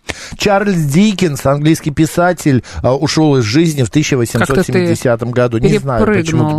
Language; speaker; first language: Russian; native; Russian